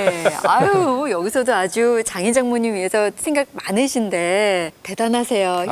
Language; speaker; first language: Korean; native; Korean